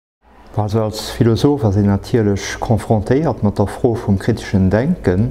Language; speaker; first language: German; non-native, local second language; Luxembourgish